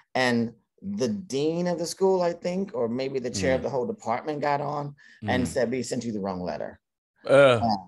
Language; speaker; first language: English; native; English